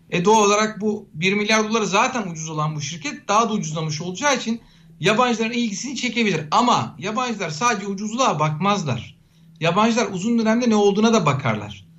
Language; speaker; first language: Turkish; native; Turkish